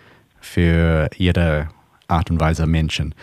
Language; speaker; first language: German; non-native, learner; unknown